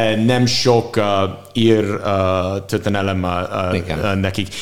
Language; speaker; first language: Hungarian; non-native, learner; English